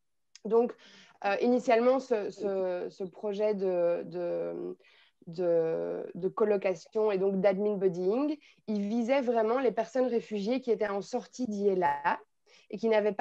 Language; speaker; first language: French; native; French